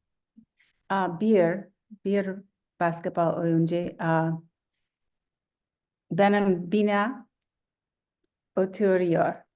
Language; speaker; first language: Turkish; non-native, learner; English